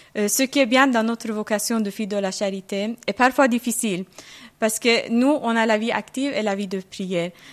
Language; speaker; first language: French; non-native, fluent; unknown